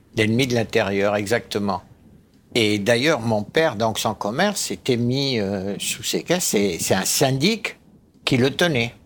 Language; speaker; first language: French; early bilingual, other home language; Arabic